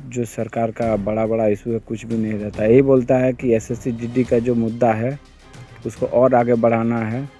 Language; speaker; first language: Hindi; non-native, local second language; Bangla